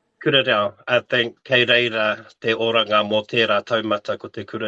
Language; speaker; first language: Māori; non-native, local second language; English